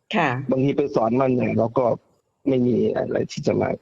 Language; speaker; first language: Thai; native; Thai